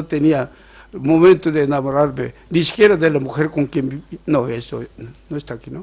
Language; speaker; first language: Spanish; non-native, fluent; Korean